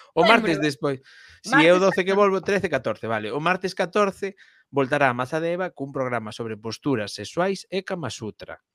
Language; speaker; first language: Galician; native; Galician